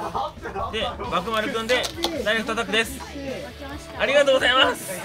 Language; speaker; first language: Japanese; native; Japanese